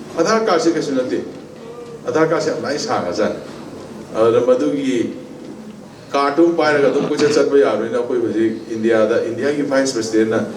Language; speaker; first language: Manipuri; non-native, local second language; Tangkhul Naga (India)